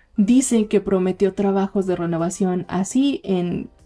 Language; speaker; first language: Spanish; native; Spanish